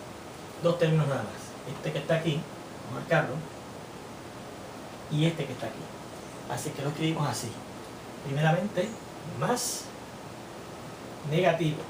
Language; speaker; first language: Spanish; native; Spanish